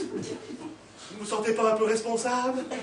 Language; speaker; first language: French; native; French